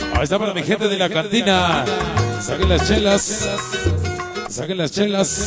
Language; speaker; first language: Spanish; native; Spanish